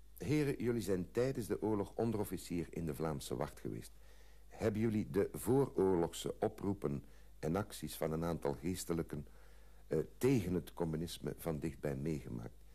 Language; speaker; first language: Dutch; native; Dutch